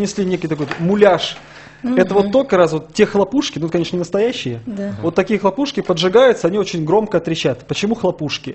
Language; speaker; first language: Russian; native; Russian